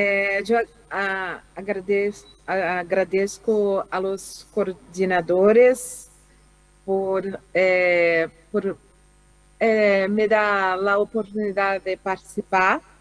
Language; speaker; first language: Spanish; non-native, learner; Portuguese